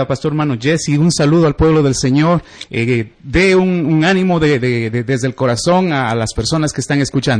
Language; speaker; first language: Spanish; native; Spanish